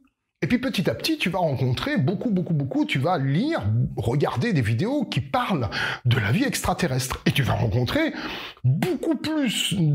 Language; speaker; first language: French; native; French